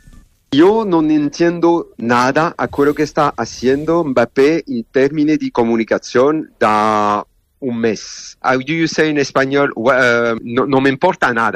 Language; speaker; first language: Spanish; non-native, learner; French